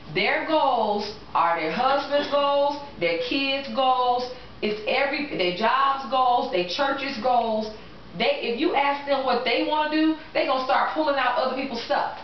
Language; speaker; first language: English; native; English